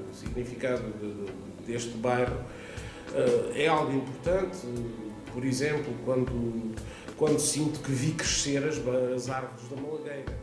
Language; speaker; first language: Portuguese; non-native, fluent; Italian